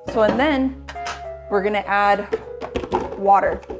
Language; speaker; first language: English; early bilingual, other home language; Spanish